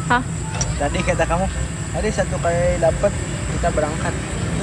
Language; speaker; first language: Indonesian; native; Indonesian